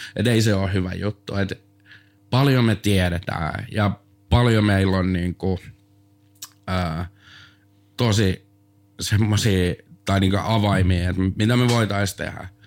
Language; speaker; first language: Finnish; native; Finnish